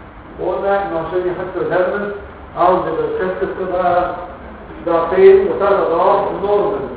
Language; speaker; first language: Arabic; native; Arabic